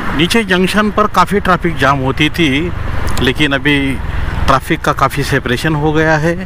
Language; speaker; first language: Hindi; non-native, local second language; Marathi